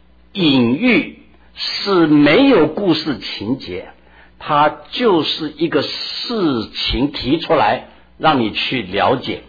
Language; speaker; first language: Chinese; native; Chinese